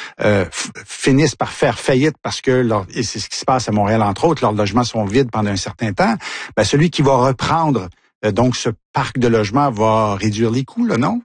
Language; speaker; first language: French; native; French